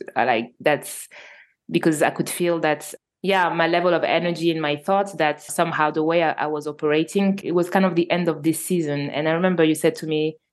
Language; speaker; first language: English; non-native, fluent; French